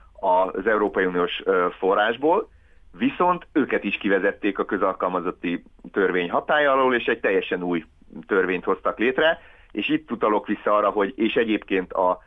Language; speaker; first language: Hungarian; native; Hungarian